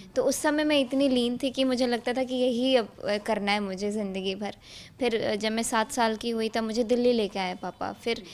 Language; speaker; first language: Hindi; native; Hindi